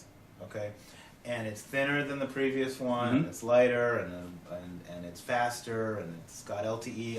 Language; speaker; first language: English; native; English